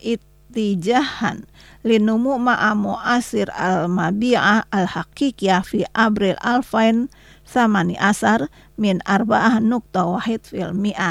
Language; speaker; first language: Arabic; non-native, fluent; Indonesian